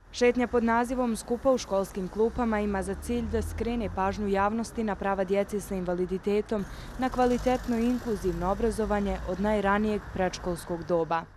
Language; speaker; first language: Croatian; native; Croatian